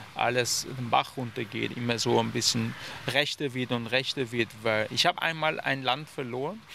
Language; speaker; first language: German; non-native, fluent; Persian